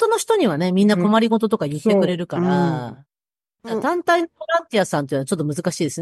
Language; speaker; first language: Japanese; native; Japanese